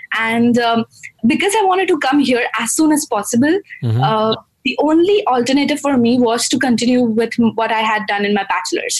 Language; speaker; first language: English; non-native, local second language; Gujarati